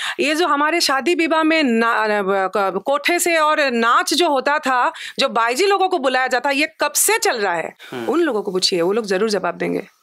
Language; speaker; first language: Hindi; non-native, local second language; Assamese